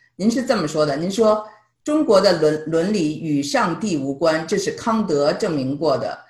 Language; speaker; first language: Chinese; native; Chinese